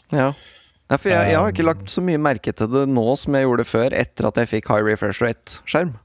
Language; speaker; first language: Norwegian; native; Norwegian